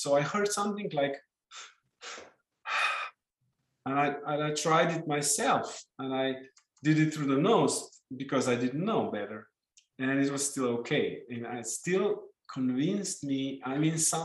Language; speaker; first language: English; non-native, fluent; Slovenian